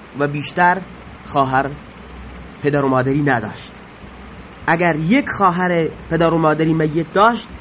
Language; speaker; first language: Persian; native; Persian